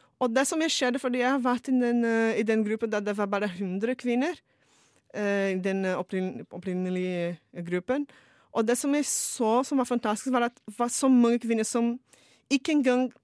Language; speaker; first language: Norwegian; non-native, fluent; Portuguese